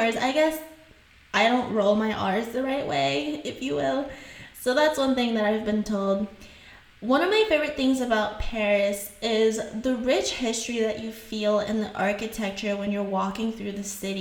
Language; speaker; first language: English; non-native, fluent; French